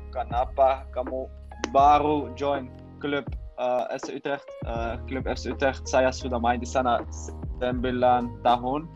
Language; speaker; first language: Malay; non-native, learner; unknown